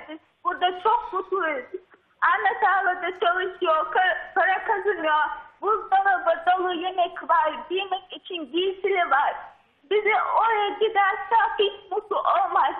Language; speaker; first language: Turkish; non-native, learner; Russian